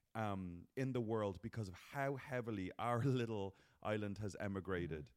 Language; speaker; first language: English; native; English